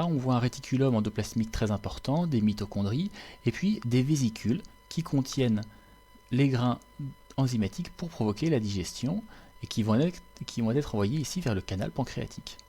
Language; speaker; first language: French; native; French